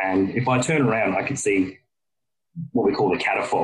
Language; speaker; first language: English; native; English